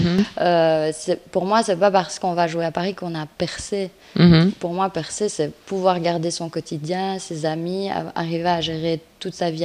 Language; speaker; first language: French; native; French